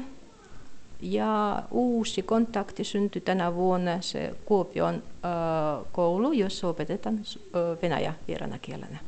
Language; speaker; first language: Finnish; non-native, fluent; Russian